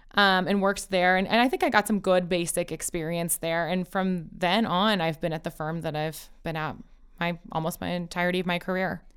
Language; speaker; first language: English; early bilingual, other home language; Persian